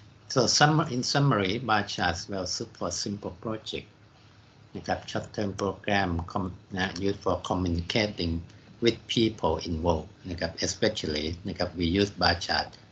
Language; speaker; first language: English; non-native, fluent; Thai